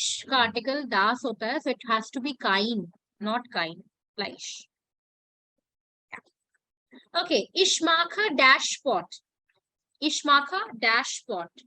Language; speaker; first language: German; non-native, learner; Hindi